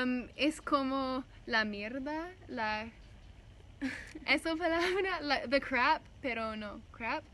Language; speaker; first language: Spanish; non-native, learner; English